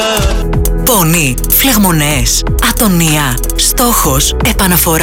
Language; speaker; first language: Greek; native; Greek